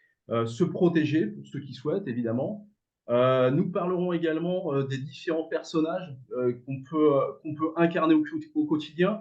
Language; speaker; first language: French; native; French